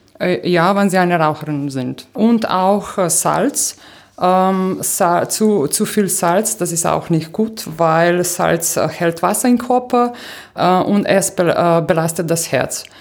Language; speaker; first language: German; non-native, fluent; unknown